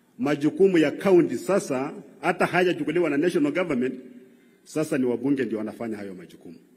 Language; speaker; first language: Swahili; non-native, local second language; Luyia